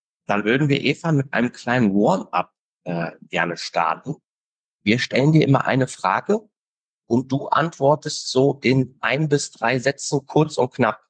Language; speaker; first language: German; native; German